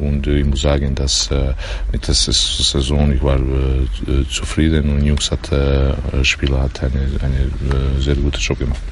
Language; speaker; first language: German; non-native, learner; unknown